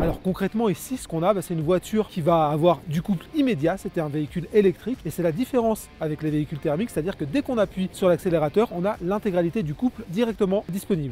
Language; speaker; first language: French; native; French